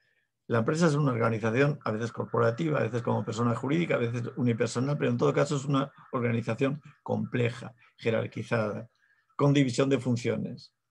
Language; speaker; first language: Spanish; native; Spanish